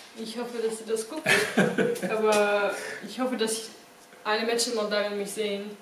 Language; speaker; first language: German; non-native, fluent; Romanian